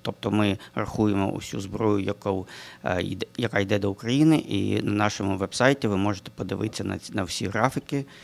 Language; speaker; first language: Ukrainian; non-native, local second language; Russian